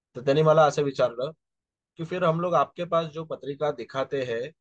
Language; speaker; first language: Hindi; non-native, local second language; Marathi